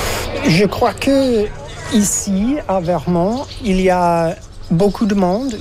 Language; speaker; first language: French; non-native, fluent; English